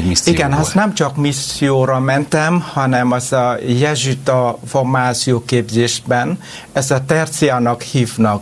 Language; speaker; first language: Hungarian; non-native, learner; Vietnamese